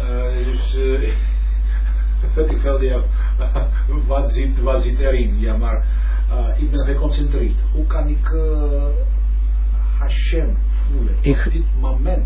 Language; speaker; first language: Dutch; non-native, learner; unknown